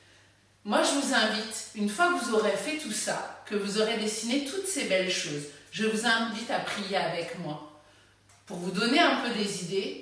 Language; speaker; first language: French; native; French